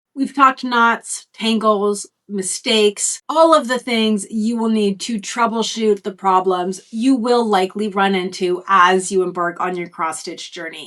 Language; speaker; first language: English; native; English